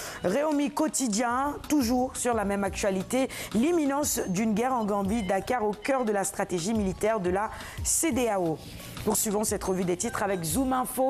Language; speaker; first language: French; non-native, local second language; Wolof